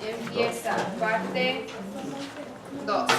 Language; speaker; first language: Spanish; non-native, fluent; English